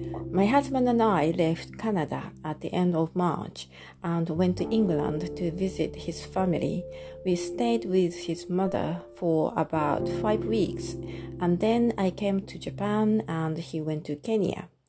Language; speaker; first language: English; non-native, fluent; Japanese